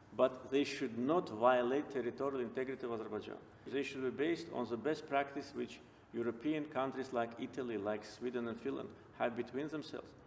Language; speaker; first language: English; non-native, fluent; Azerbaijani